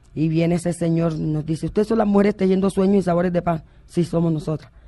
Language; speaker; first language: Spanish; native; Spanish